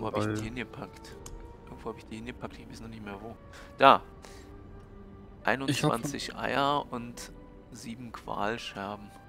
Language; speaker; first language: German; native; German